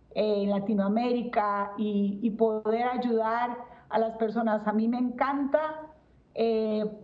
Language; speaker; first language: Spanish; native; Spanish